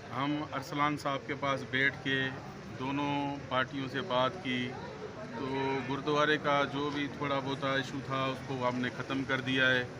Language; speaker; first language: Urdu; non-native, local second language; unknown